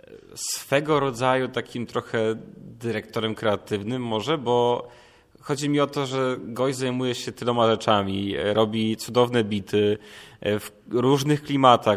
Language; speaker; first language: Polish; native; Polish